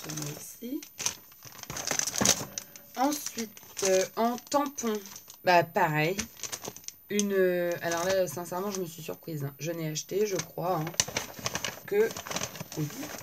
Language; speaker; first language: French; native; French